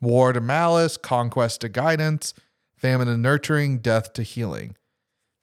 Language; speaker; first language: English; native; English